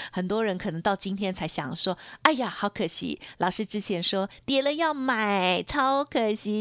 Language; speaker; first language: Chinese; native; Chinese